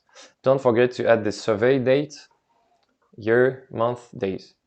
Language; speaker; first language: English; non-native, fluent; French